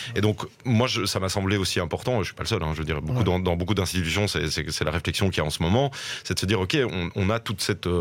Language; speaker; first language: French; native; French